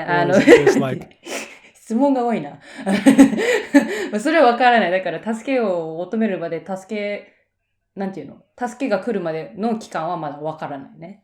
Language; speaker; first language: Japanese; native; Japanese